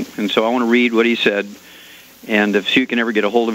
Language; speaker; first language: English; native; English